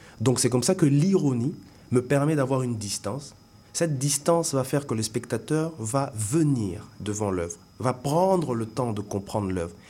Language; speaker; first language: French; non-native, local second language; Lingala